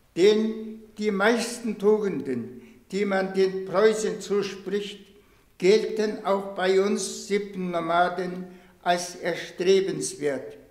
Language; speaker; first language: German; non-native, fluent; Tuvinian